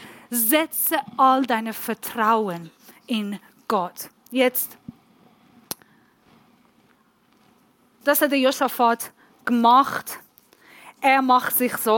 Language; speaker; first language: German; non-native, learner; Persian